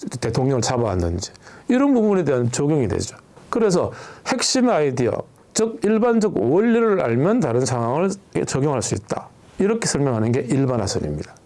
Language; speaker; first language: Korean; native; Korean